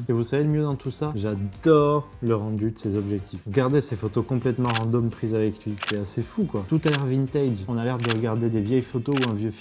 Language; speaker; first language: French; native; French